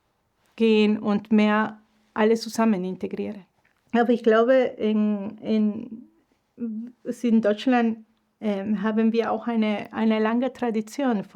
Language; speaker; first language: German; non-native, fluent; Spanish